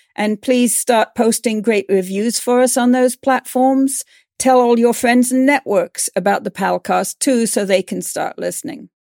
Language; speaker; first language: English; native; English